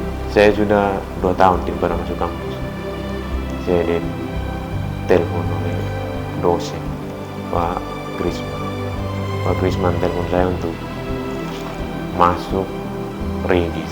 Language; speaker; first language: Indonesian; non-native, local second language; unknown